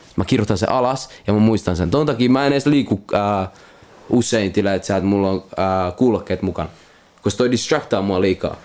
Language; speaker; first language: Finnish; non-native, local second language; Swedish